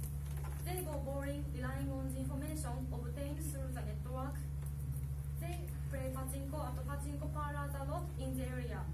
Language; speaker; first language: English; non-native, learner; Japanese